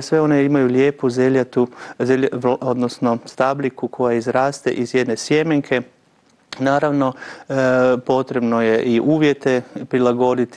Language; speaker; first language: Croatian; native; Croatian